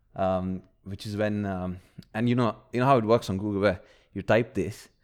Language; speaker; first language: English; early bilingual, other home language; Malayalam